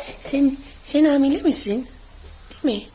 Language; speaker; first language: Turkish; early bilingual, heritage; Turkish